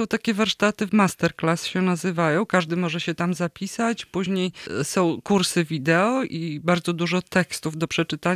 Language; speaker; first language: Polish; native; Polish